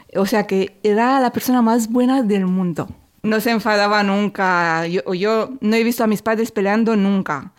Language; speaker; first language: Spanish; non-native, fluent; Romanian